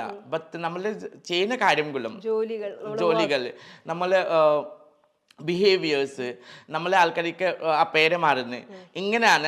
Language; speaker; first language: Malayalam; non-native, learner; Assamese